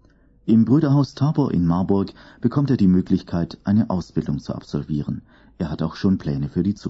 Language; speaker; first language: German; native; German